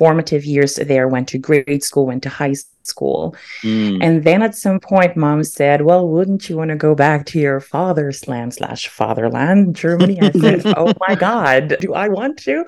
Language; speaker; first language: English; non-native, local second language; German